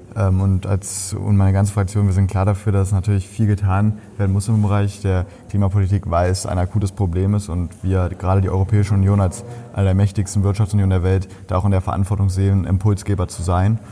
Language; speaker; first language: German; native; German